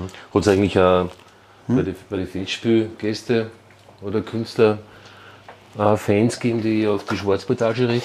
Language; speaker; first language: German; native; German